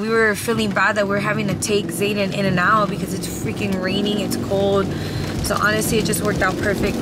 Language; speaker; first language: English; early bilingual, other home language; Spanish